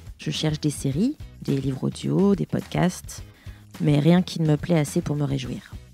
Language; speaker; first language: French; native; French